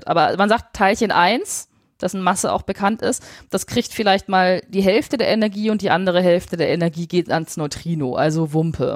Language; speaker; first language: German; native; German